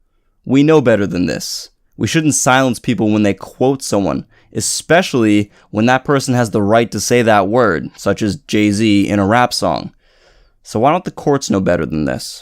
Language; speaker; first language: English; native; English